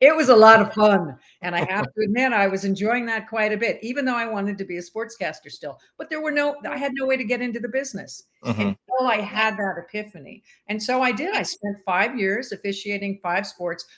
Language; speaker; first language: English; native; English